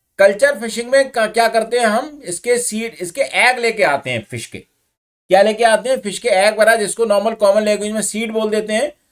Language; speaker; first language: Hindi; native; Hindi